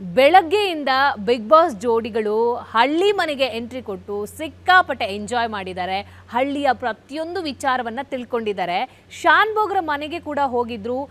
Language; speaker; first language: Kannada; native; Kannada